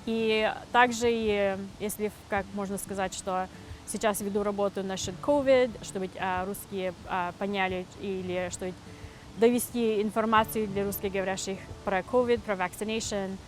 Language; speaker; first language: Russian; early bilingual, heritage; Russian